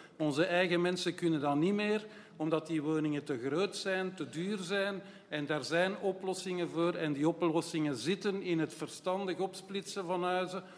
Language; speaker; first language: Dutch; native; Dutch